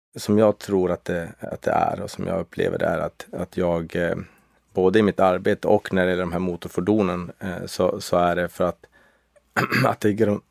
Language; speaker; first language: Swedish; native; Swedish